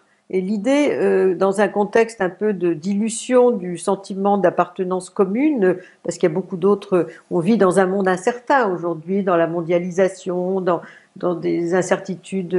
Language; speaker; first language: French; native; French